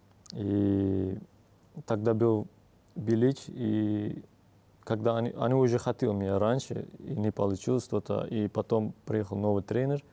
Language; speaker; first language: Russian; non-native, learner; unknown